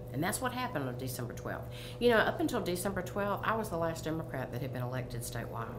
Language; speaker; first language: English; native; English